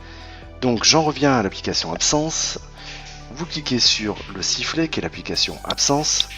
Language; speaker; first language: French; native; French